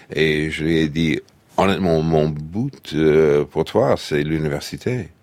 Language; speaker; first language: French; non-native, fluent; English